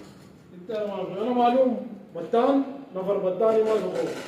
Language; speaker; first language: Arabic; non-native, learner; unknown